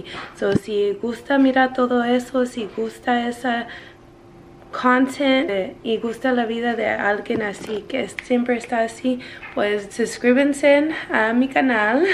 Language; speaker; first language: Spanish; early bilingual, heritage; Spanish